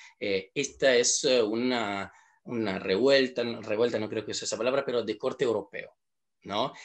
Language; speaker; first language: Spanish; non-native, fluent; Italian